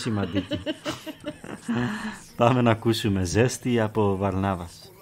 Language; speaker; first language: Greek; native; Greek